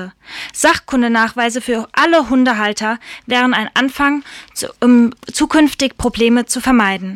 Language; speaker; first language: German; native; German